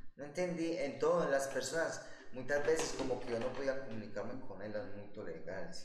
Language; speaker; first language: Portuguese; non-native, learner; Spanish